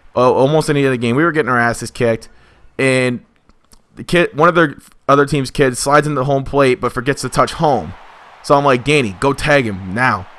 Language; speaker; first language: English; native; English